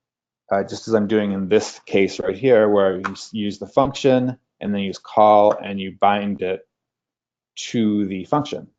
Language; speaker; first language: English; native; English